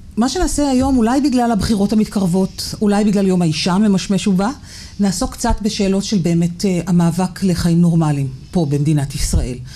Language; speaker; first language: Hebrew; native; Hebrew